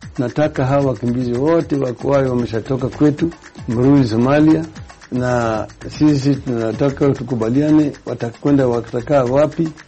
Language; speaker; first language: Swahili; non-native, local second language; Luo (Kenya and Tanzania)